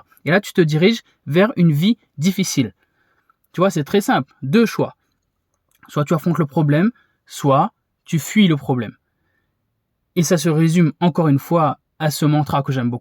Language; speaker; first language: French; native; French